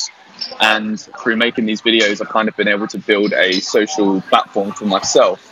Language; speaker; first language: English; native; English